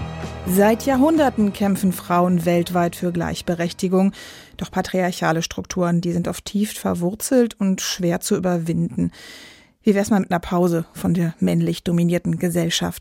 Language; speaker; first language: German; native; German